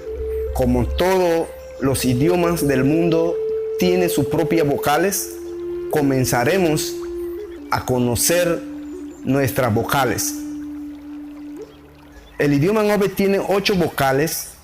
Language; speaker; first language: Spanish; non-native, local second language; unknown